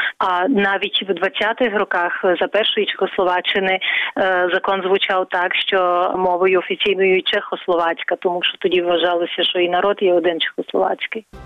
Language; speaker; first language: Ukrainian; non-native, fluent; Czech